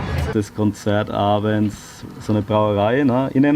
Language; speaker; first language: German; native; German